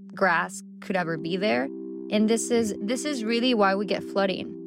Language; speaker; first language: English; early bilingual, other home language; Spanish